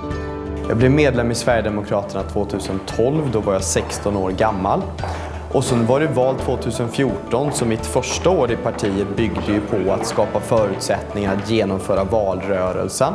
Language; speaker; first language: Swedish; native; Swedish